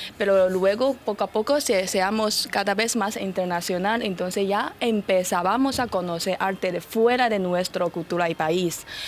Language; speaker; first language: Spanish; non-native, fluent; Chinese